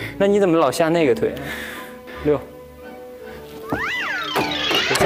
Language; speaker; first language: Chinese; native; Chinese